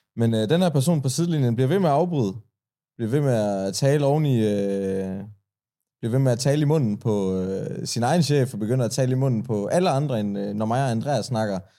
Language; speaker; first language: Danish; early bilingual, other home language; Persian